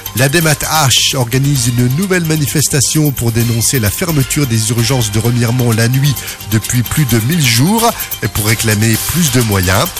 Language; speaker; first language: French; native; French